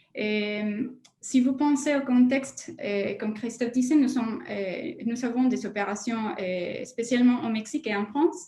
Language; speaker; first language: French; non-native, fluent; Spanish